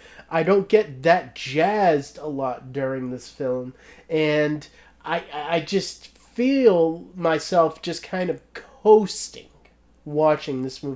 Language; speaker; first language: English; native; English